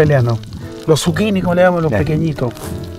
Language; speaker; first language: Spanish; native; Spanish